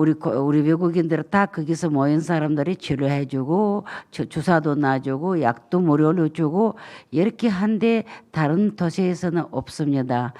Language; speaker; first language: Korean; non-native, fluent; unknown